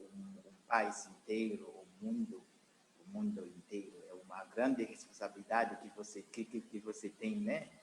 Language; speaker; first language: Portuguese; non-native, learner; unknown